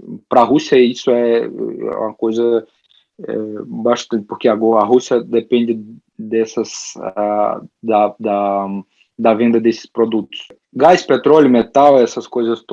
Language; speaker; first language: Portuguese; early bilingual, heritage; Portuguese